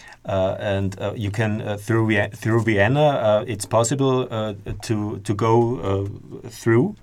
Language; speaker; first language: English; non-native, fluent; German